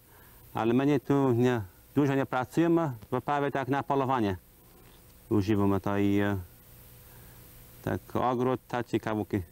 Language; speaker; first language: Polish; early bilingual, heritage; Polish